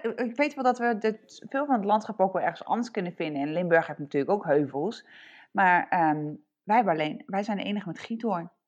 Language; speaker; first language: Dutch; native; Dutch